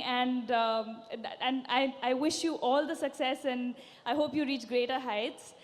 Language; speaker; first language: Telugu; non-native, fluent; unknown